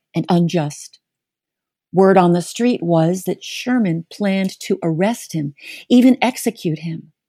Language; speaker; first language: English; native; English